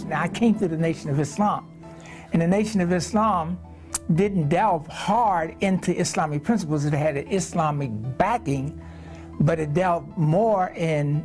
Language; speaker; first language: English; native; English